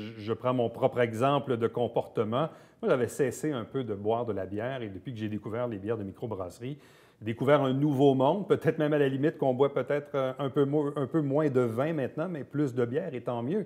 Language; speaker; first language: French; native; French